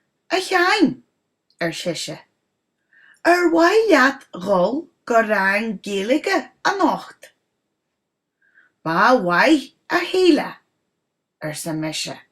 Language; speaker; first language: Irish; non-native, local second language; English